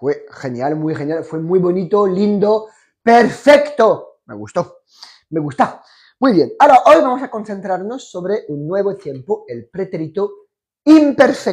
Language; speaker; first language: Spanish; non-native, fluent; French